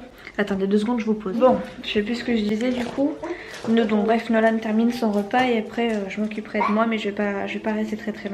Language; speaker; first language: French; native; French